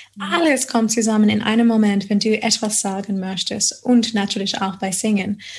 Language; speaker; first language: German; non-native, fluent; English